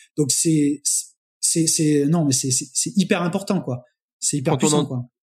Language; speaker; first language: French; native; French